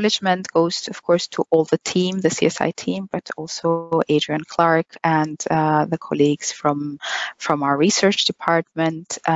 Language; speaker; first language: English; non-native, fluent; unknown